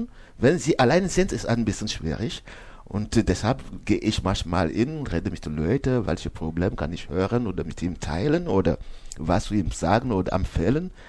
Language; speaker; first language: German; non-native, learner; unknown